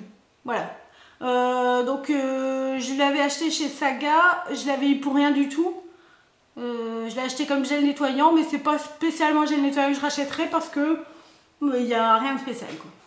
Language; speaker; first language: French; native; French